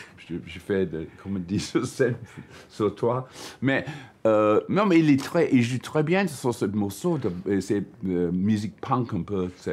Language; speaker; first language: French; non-native, learner; English